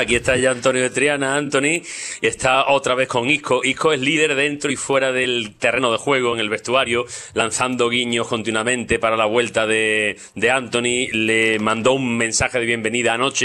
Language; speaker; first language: Spanish; native; Spanish